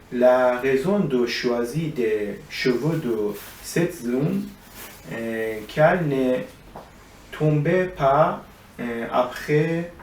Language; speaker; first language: French; non-native, learner; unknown